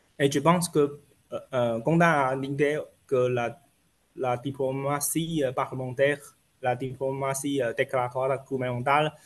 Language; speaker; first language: French; non-native, fluent; Chinese